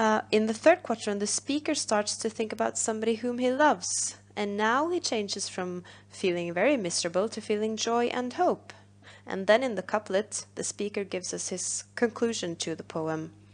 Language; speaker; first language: English; non-native, fluent; Norwegian